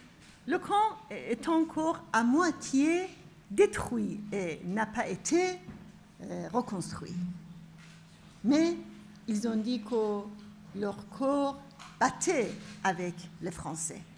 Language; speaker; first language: French; non-native, fluent; Persian